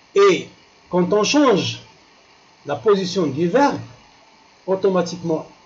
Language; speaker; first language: French; non-native, local second language; Arabic